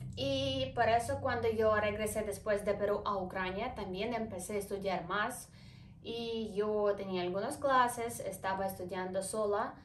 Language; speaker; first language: Spanish; non-native, fluent; Ukrainian